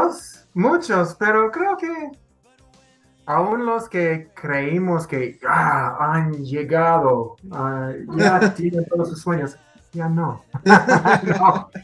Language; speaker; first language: Spanish; non-native, fluent; English